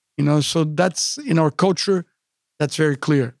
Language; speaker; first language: English; non-native, fluent; Portuguese